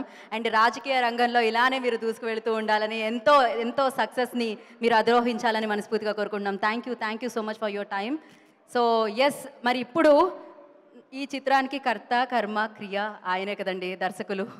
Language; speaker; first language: Telugu; native; Telugu